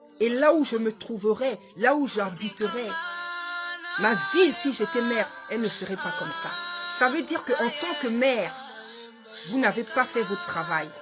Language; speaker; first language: French; non-native, local second language; Lingala